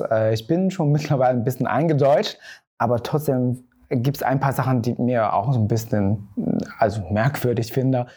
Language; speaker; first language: German; non-native, fluent; Chinese